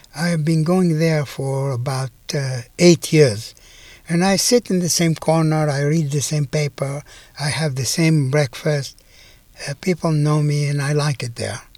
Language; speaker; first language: English; non-native, fluent; Arabic